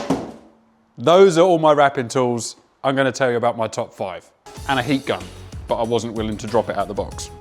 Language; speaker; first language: English; native; English